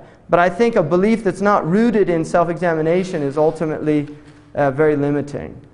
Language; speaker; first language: English; native; English